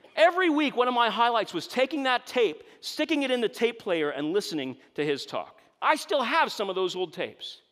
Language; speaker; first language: English; native; English